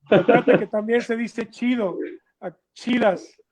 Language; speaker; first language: Spanish; native; Spanish